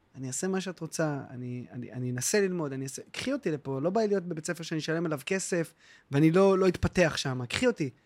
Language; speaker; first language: Hebrew; native; Hebrew